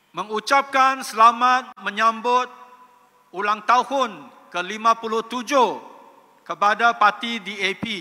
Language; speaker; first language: Malay; non-native, local second language; Chinese